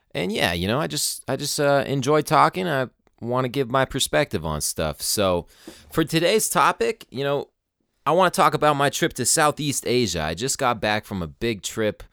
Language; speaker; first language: English; native; English